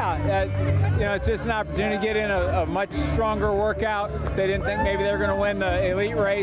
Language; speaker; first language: English; native; English